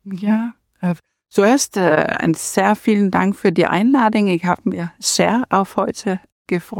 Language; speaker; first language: German; non-native, learner; Danish